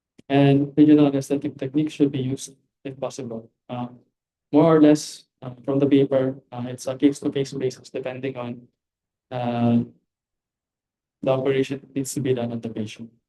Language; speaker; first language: English; non-native, local second language; Filipino